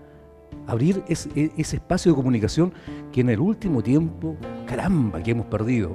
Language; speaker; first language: Spanish; native; Spanish